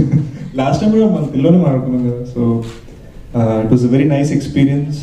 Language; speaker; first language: Telugu; early bilingual, heritage; Telugu